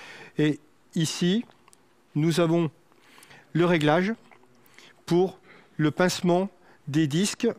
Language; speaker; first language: French; native; French